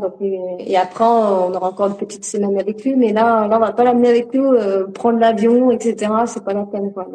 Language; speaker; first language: French; native; French